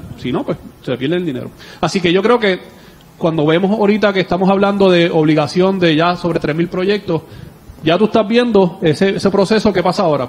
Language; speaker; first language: Spanish; native; Spanish